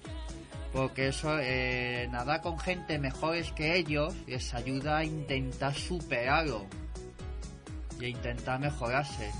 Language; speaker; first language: Spanish; native; Spanish